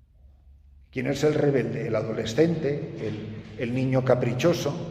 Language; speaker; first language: Spanish; native; Spanish